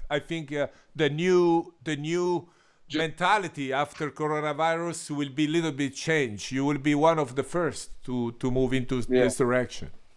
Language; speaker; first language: English; non-native, fluent; Italian